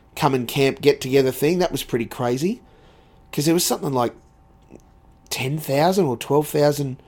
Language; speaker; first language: English; native; English